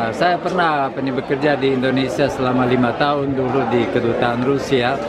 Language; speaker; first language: Indonesian; non-native, fluent; Russian